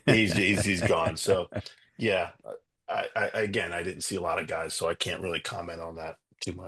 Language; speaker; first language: English; native; English